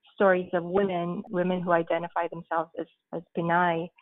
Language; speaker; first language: English; early bilingual, other home language; Filipino